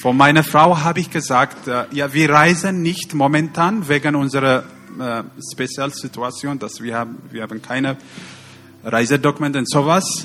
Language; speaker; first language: German; non-native, learner; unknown